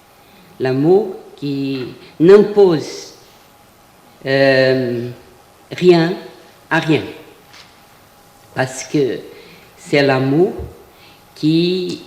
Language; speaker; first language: French; non-native, fluent; Portuguese